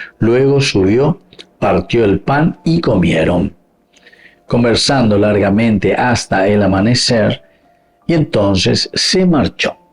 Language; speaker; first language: Spanish; native; Spanish